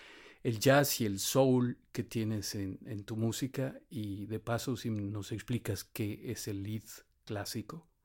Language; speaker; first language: Spanish; native; Spanish